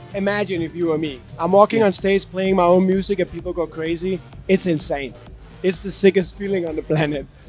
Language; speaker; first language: English; non-native, fluent; Danish